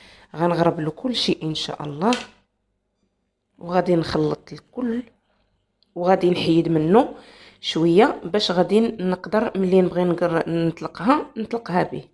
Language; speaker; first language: Arabic; native; Arabic